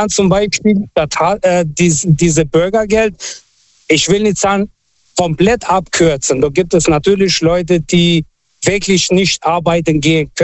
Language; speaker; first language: German; non-native, fluent; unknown